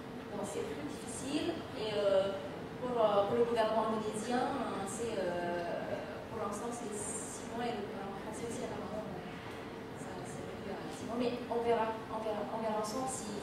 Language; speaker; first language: French; non-native, fluent; Indonesian